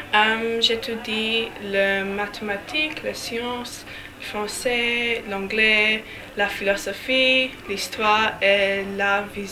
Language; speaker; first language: French; non-native, learner; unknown